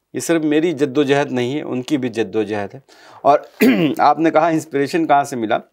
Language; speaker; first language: Hindi; native; Hindi